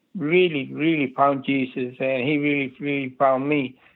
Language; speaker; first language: English; native; English